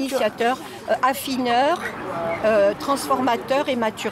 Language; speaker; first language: French; native; French